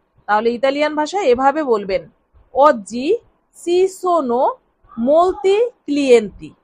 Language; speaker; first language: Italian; non-native, fluent; Bangla